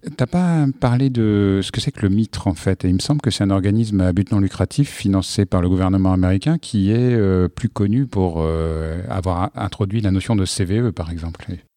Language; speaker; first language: French; native; French